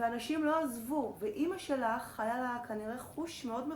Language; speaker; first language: Hebrew; native; Hebrew